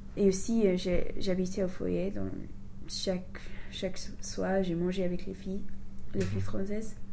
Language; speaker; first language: French; non-native, learner; English